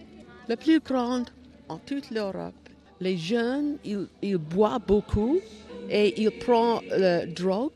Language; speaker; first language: French; non-native, learner; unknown